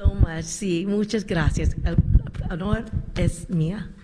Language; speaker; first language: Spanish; non-native, learner; English